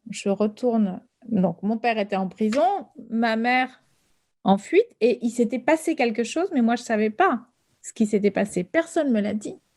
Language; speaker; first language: French; early bilingual, other home language; Spanish